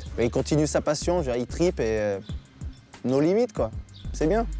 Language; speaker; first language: French; native; French